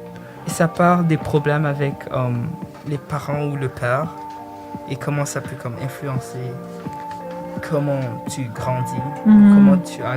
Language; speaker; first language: French; early bilingual, other home language; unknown